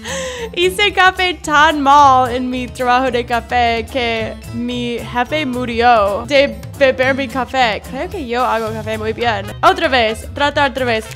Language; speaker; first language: Spanish; non-native, learner; English